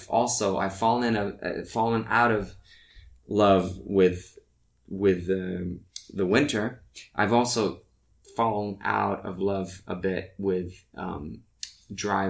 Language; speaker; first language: English; non-native, fluent; Norwegian